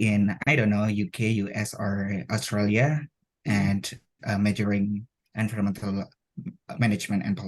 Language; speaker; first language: English; non-native, learner; Indonesian